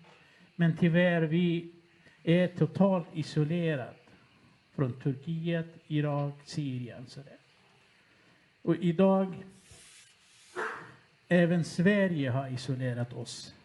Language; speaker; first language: Swedish; non-native, fluent; Kurdish